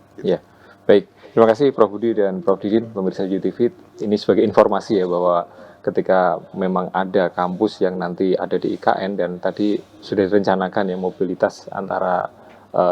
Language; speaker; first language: Indonesian; native; Indonesian